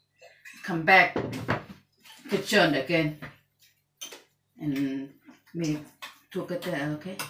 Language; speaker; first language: English; non-native, learner; Thai